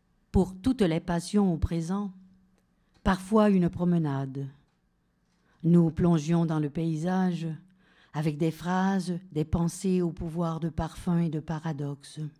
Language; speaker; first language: French; native; French